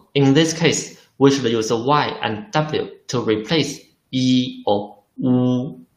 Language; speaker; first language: English; non-native, fluent; Chinese